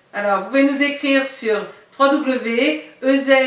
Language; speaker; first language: French; native; French